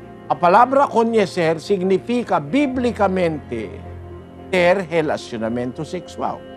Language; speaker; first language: Portuguese; non-native, learner; Filipino